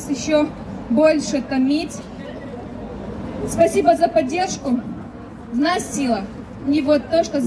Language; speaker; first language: Russian; native; Russian